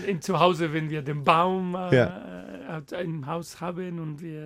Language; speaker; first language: German; non-native, fluent; Spanish